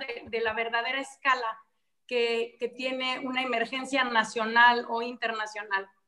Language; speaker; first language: Spanish; native; Spanish